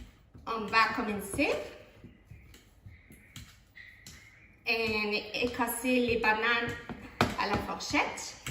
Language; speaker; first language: French; non-native, fluent; Spanish